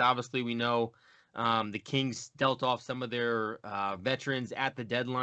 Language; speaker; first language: English; native; English